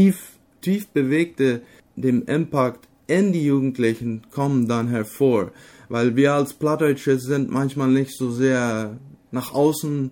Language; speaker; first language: German; non-native, local second language; Low German